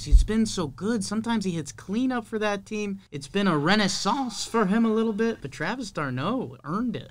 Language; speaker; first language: English; native; English